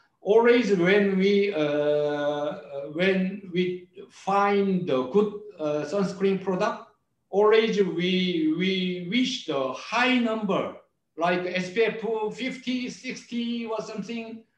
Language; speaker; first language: English; non-native, learner; Korean